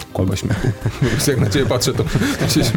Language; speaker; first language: Polish; native; Polish